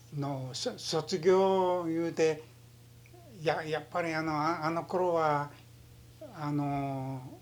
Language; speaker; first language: Japanese; early bilingual, heritage; Japanese